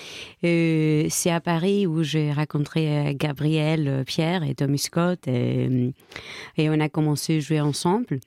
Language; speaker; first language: French; non-native, fluent; Greek